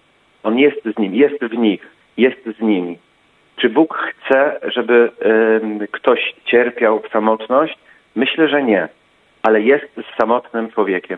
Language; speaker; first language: Polish; native; Polish